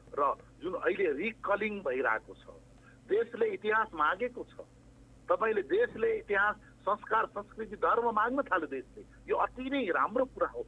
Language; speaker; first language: Nepali; native; Nepali